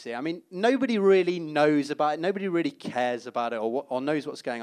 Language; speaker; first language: English; native; English